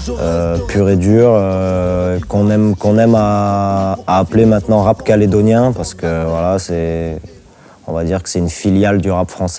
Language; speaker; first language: French; native; French